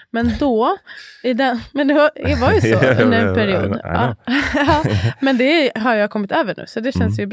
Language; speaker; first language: Swedish; native; Swedish